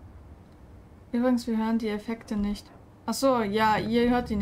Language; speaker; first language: German; native; German